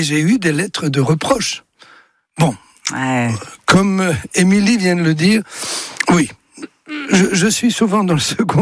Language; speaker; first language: French; native; French